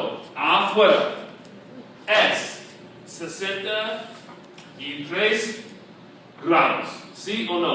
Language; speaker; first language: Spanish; non-native, fluent; English